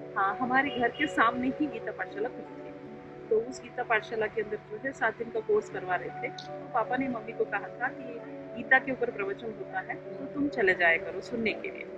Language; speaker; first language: Hindi; non-native, local second language; Telugu